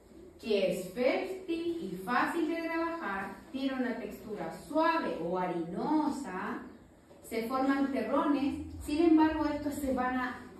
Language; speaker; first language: Spanish; native; Spanish